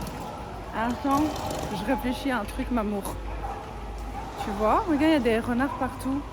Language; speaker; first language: French; native; French